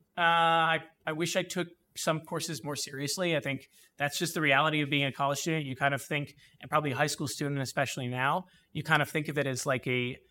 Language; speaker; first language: English; native; English